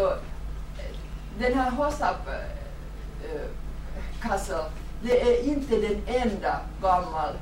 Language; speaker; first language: Swedish; non-native, fluent; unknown